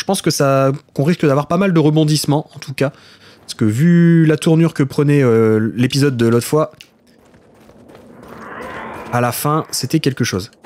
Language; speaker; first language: French; native; French